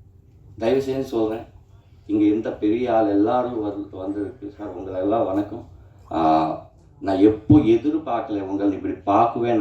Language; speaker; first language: Tamil; non-native, learner; Telugu